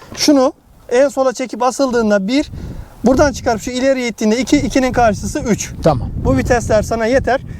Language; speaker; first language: Turkish; native; Turkish